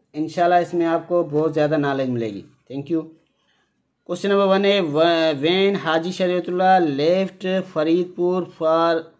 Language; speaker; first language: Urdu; non-native, local second language; Sindhi